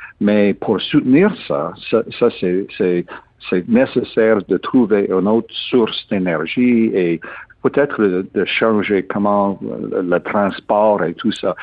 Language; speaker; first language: French; non-native, learner; English